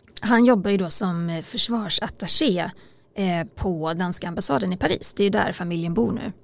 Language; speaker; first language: Swedish; native; Swedish